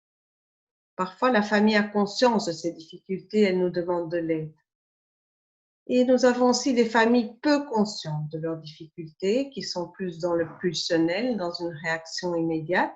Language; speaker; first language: French; native; French